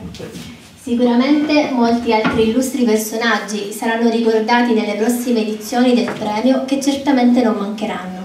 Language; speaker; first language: Italian; native; Italian